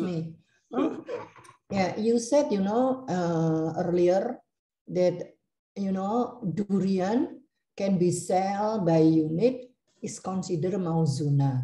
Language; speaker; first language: English; non-native, learner; Indonesian